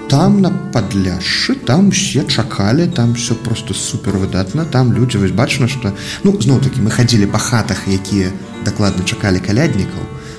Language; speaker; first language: Belarusian; native; Belarusian